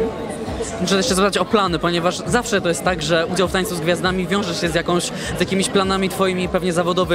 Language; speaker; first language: Polish; native; Polish